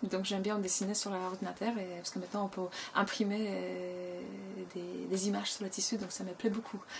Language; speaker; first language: French; non-native, fluent; Polish